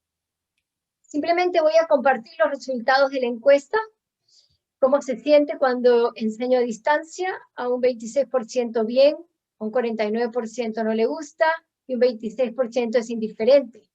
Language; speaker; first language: Spanish; native; Spanish